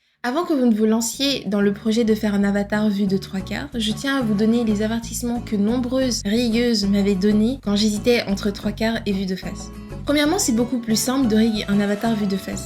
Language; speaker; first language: French; native; French